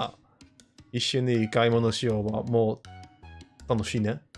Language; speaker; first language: Japanese; non-native, learner; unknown